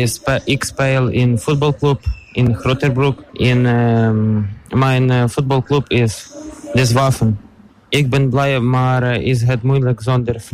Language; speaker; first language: Dutch; non-native, learner; Ukrainian